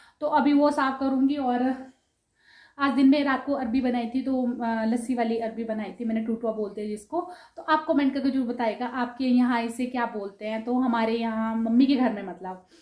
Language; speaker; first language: Hindi; non-native, local second language; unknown